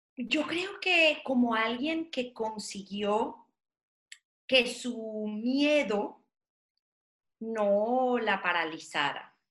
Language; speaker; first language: Spanish; native; Spanish